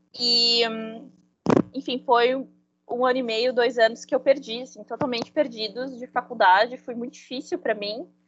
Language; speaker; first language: Portuguese; non-native, fluent; Spanish